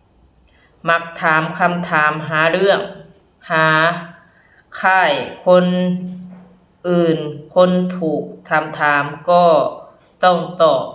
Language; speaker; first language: Thai; non-native, local second language; Lao